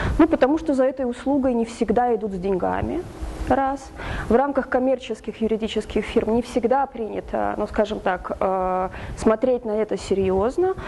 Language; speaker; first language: Russian; native; Russian